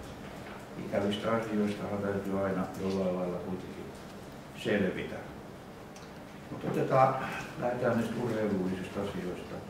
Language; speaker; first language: Finnish; native; Finnish